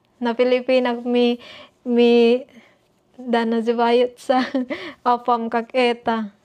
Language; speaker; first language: Russian; non-native, learner; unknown